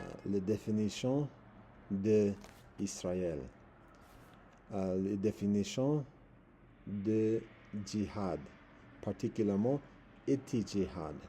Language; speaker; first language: French; non-native, learner; English